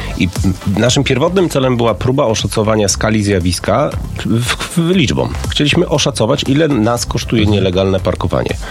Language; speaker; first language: Polish; native; Polish